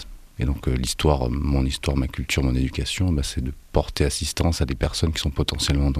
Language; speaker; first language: French; native; French